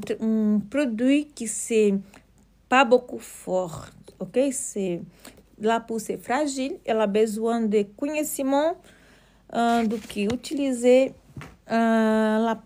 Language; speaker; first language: French; non-native, learner; Portuguese